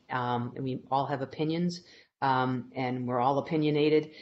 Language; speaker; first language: English; native; English